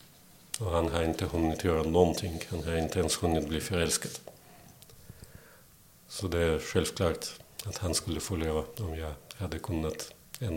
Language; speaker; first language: Swedish; non-native, fluent; Belarusian